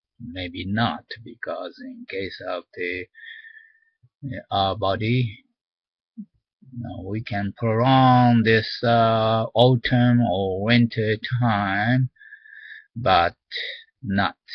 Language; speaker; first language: English; non-native, learner; Japanese